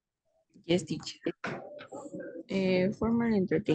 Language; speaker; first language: English; non-native, fluent; Spanish